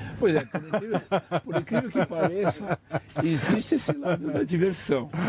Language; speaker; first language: Portuguese; native; Portuguese